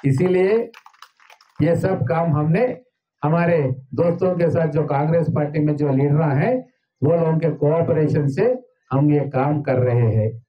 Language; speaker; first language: Hindi; non-native, local second language; Telugu